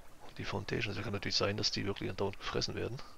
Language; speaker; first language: German; native; German